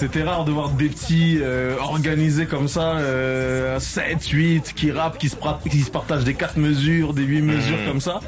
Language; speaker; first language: French; early bilingual, other home language; Ngazidja Comorian